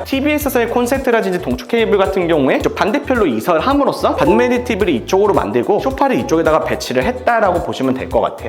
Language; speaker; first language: Korean; native; Korean